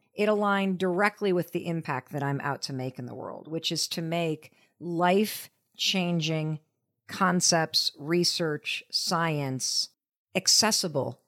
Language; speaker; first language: English; native; English